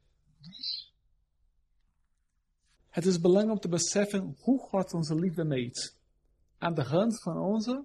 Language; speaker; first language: Dutch; non-native, fluent; Portuguese